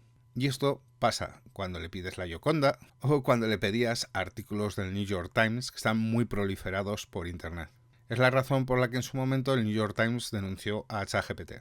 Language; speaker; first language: Spanish; native; Spanish